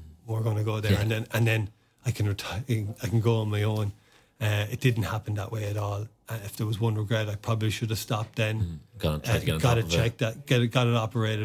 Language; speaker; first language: English; non-native, local second language; Irish